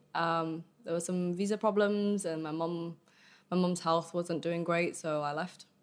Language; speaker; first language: English; early bilingual, other home language; Vietnamese